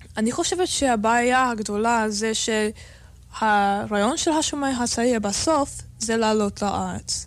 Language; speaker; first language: Hebrew; non-native, learner; English